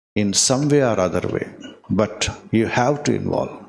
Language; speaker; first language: English; non-native, local second language; Telugu